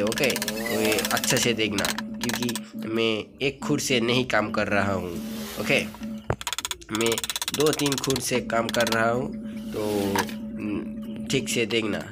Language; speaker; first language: Hindi; non-native, local second language; Bangla